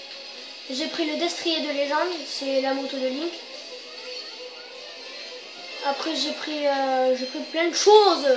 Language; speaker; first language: French; native; French